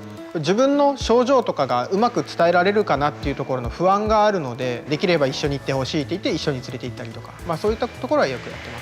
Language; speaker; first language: Japanese; native; Japanese